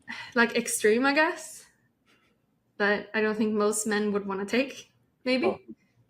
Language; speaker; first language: English; non-native, fluent; Swedish